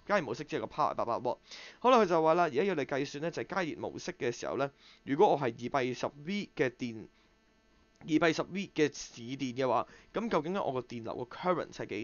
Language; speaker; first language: Cantonese; native; Cantonese